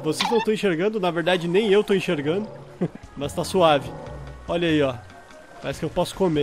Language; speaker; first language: Portuguese; native; Portuguese